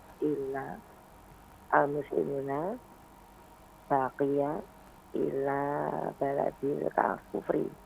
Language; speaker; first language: Arabic; non-native, learner; Indonesian